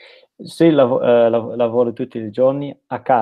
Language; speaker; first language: Italian; non-native, learner; Dutch